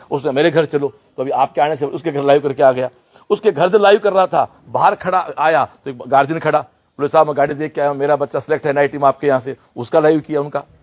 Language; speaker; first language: Hindi; native; Hindi